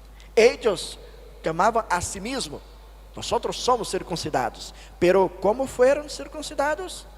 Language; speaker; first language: Spanish; non-native, fluent; Portuguese